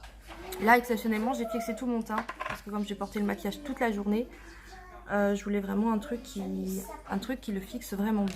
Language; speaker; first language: French; native; French